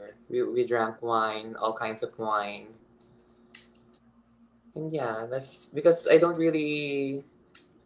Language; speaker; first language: English; non-native, local second language; Filipino